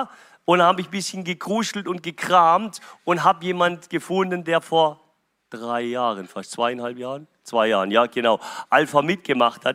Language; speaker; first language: German; native; German